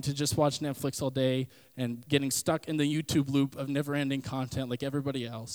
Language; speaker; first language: English; native; English